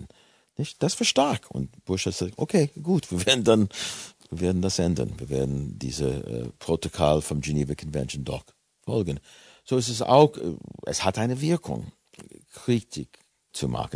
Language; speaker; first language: German; non-native, fluent; English